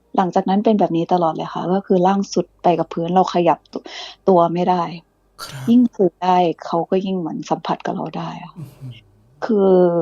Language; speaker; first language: Thai; early bilingual, other home language; English